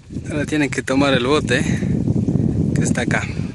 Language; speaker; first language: Spanish; native; Spanish